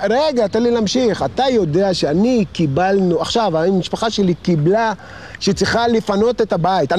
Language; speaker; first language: Hebrew; non-native, local second language; Arabic